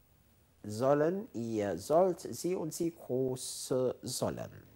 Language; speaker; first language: German; non-native, fluent; Arabic